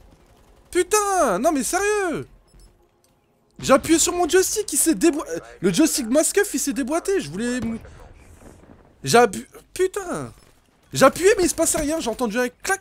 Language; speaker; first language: French; native; French